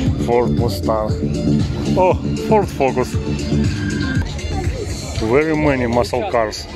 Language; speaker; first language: English; non-native, learner; Russian